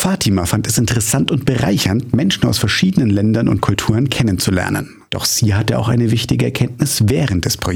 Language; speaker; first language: German; native; German